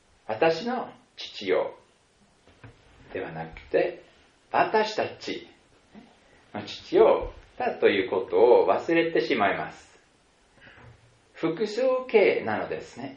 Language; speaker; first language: Japanese; non-native, fluent; German